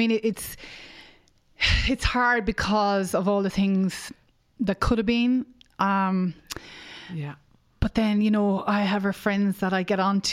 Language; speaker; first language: English; native; English